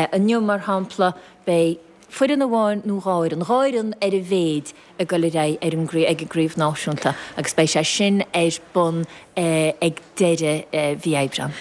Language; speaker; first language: Irish; native; Irish